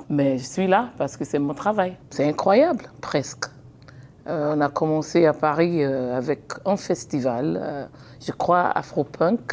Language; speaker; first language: French; non-native, fluent; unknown